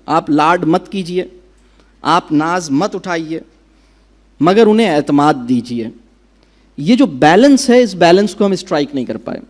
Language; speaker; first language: Urdu; native; Urdu